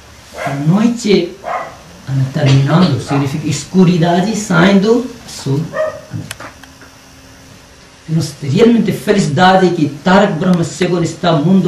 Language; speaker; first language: Portuguese; non-native, learner; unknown